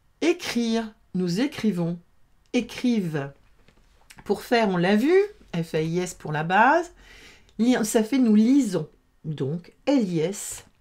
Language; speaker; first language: French; native; French